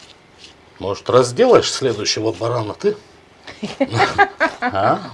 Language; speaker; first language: Russian; native; Russian